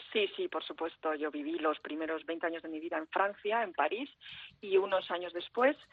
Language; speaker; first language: Spanish; early bilingual, heritage; French